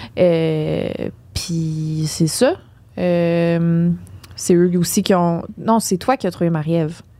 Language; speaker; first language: French; native; French